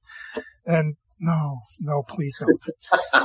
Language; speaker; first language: English; native; English